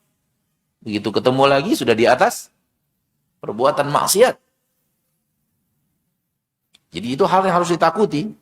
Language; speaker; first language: Indonesian; native; Indonesian